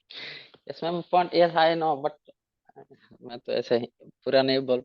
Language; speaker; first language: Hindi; non-native, local second language; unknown